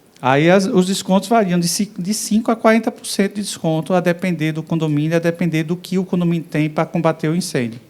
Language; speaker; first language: Portuguese; native; Portuguese